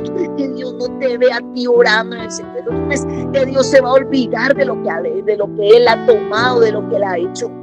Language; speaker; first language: Spanish; native; Spanish